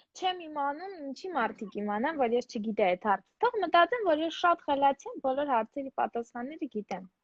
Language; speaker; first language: Armenian; native; Armenian